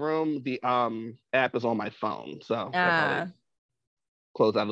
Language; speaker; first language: English; native; English